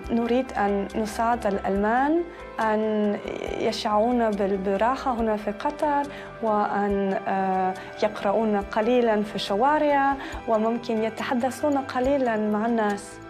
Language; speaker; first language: Arabic; non-native, fluent; German